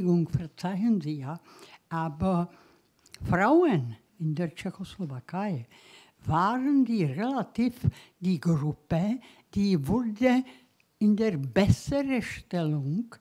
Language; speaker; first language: German; non-native, learner; Czech